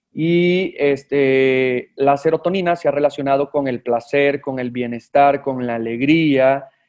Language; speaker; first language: Spanish; native; Spanish